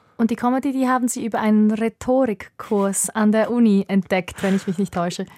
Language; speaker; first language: German; native; German